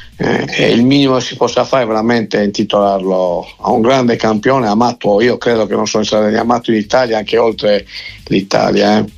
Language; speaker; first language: Italian; native; Italian